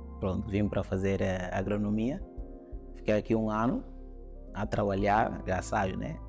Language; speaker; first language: Portuguese; non-native, local second language; Upper Guinea Crioulo